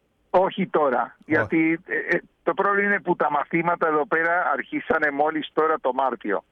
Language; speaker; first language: Greek; early bilingual, heritage; Spanish